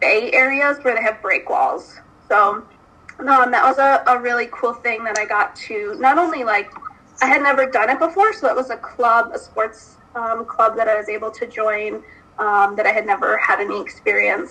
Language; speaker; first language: English; native; English